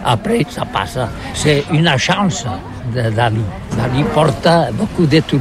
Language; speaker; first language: French; non-native, learner; Catalan